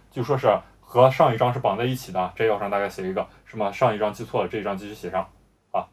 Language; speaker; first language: Chinese; native; Chinese